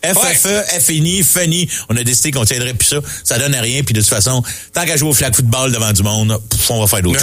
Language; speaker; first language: French; native; French